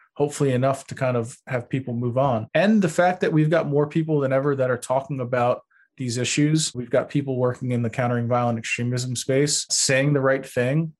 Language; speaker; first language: English; native; English